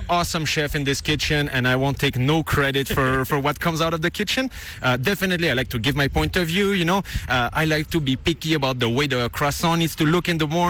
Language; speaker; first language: English; non-native, fluent; Dutch